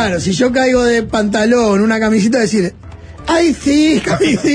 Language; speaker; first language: Spanish; native; Spanish